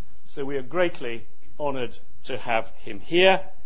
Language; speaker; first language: English; native; English